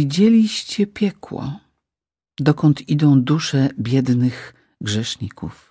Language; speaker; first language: Polish; native; Polish